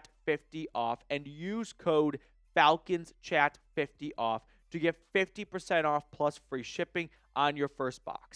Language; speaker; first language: English; native; English